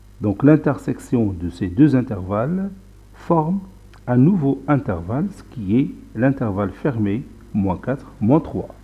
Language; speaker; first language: French; non-native, local second language; Arabic